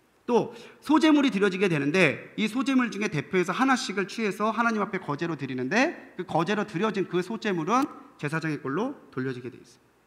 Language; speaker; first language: Korean; native; Korean